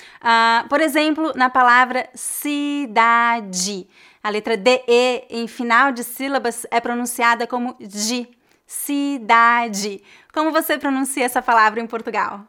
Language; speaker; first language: Portuguese; native; Portuguese